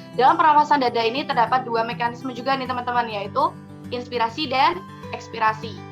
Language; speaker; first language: Indonesian; native; Indonesian